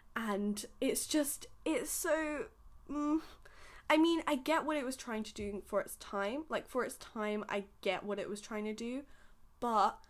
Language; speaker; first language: English; early bilingual, other home language; Hindi